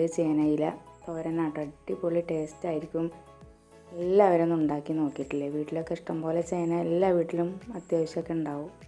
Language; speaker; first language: Malayalam; native; Malayalam